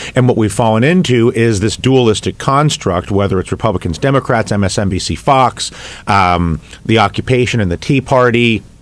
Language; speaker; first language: English; native; English